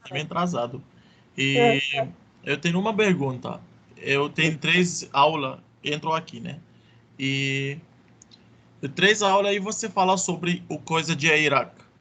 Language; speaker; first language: Portuguese; non-native, learner; Arabic